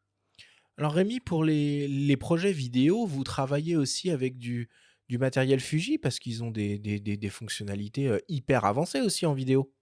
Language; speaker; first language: French; native; French